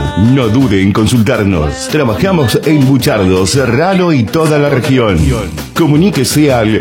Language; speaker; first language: Spanish; native; Spanish